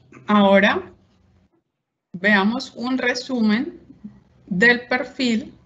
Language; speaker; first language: Spanish; native; Spanish